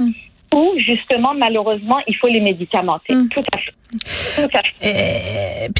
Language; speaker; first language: French; non-native, fluent; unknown